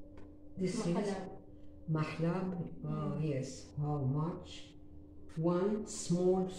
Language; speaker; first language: English; non-native, learner; Arabic